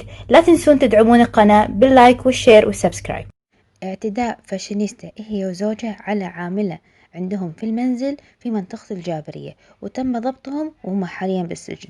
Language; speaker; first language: Arabic; native; Arabic